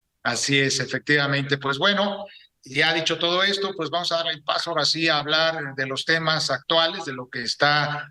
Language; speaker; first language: Spanish; native; Spanish